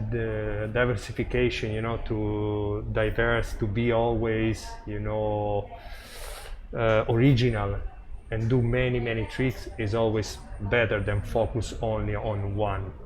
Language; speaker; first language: English; non-native, fluent; Italian